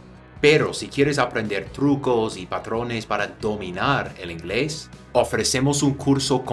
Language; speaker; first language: Spanish; non-native, fluent; English